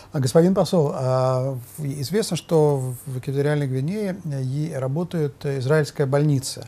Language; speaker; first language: Russian; native; Russian